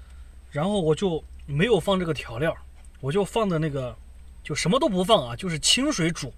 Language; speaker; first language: Chinese; native; Chinese